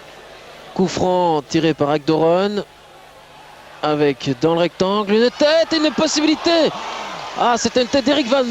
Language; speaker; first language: French; native; French